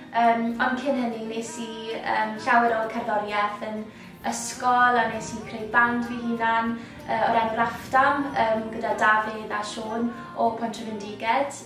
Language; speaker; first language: Welsh; native; Welsh